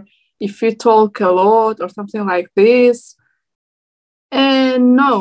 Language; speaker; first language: English; non-native, learner; Turkmen